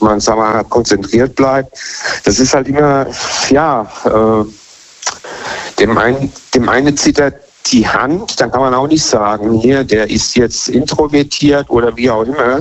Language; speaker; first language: German; native; German